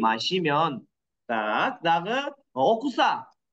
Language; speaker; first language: Korean; non-native, learner; Kyrgyz